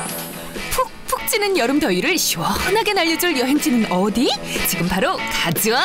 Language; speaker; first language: Korean; native; Korean